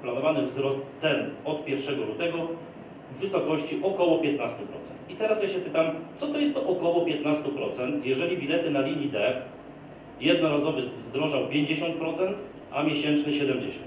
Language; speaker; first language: Polish; native; Polish